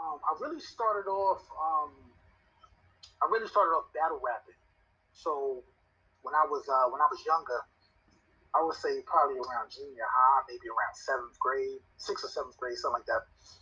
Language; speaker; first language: English; native; English